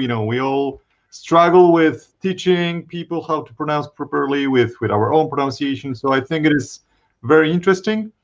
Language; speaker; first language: English; non-native, fluent; Polish